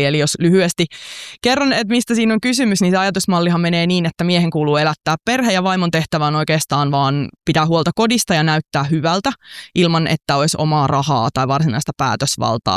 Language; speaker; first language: Finnish; native; Finnish